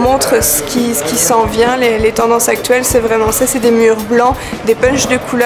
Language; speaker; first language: French; native; French